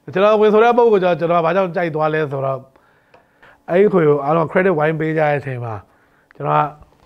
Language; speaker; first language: Burmese; native; Burmese